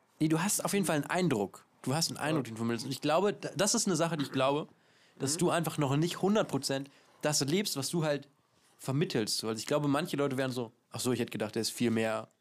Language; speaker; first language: German; native; German